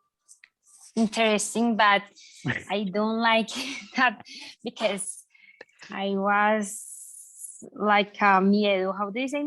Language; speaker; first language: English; non-native, learner; Spanish